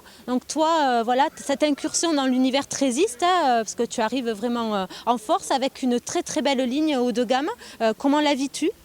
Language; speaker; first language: French; native; French